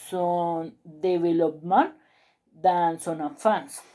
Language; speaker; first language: French; non-native, learner; Spanish